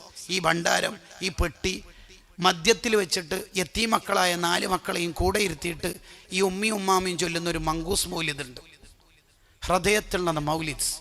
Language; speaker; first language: Malayalam; native; Malayalam